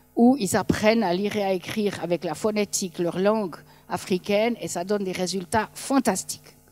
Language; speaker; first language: French; native; French